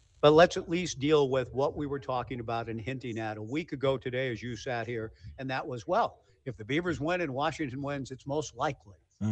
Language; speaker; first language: English; native; English